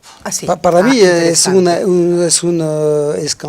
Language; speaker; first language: Spanish; non-native, fluent; French